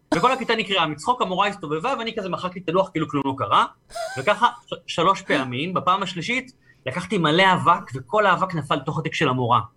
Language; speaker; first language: Hebrew; native; Hebrew